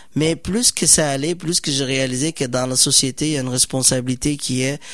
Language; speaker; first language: French; non-native, fluent; Somali